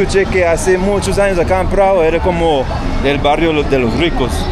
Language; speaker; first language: Spanish; non-native, fluent; English